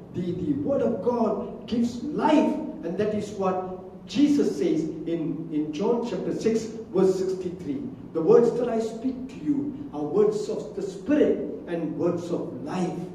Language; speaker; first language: English; non-native, local second language; Tamil